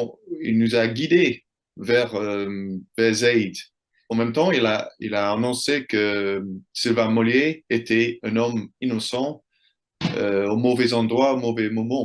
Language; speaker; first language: French; non-native, fluent; English